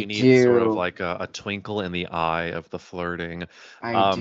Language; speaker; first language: English; native; English